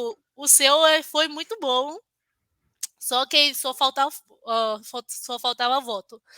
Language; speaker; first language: Portuguese; non-native, fluent; Chinese